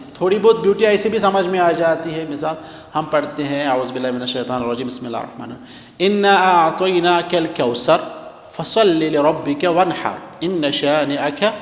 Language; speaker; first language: Urdu; non-native, local second language; Kashmiri